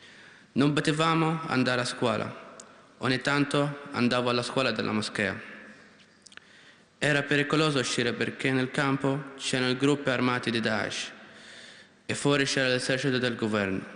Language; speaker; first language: Italian; non-native, learner; Arabic